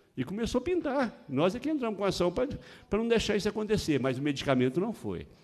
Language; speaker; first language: Portuguese; native; Portuguese